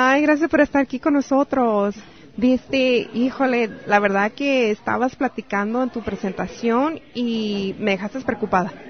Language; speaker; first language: Spanish; native; Spanish